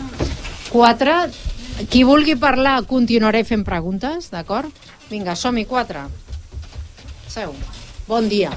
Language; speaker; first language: Catalan; native; Catalan